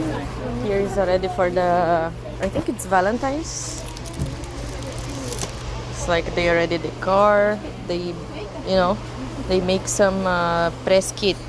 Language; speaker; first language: English; non-native, learner; Portuguese